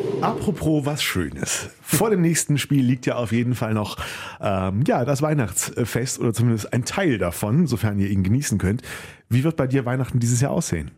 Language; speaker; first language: German; native; German